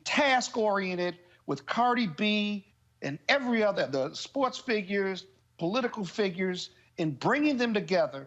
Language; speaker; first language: English; native; English